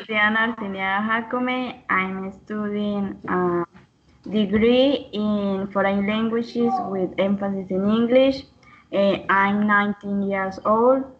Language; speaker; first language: English; non-native, learner; Spanish